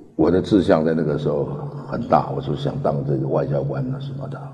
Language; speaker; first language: Chinese; early bilingual, other home language; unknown